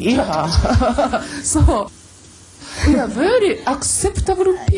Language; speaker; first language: English; non-native, learner; Japanese